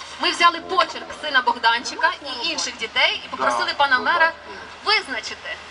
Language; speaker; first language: Ukrainian; native; Ukrainian